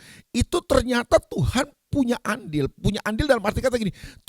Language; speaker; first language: Indonesian; native; Indonesian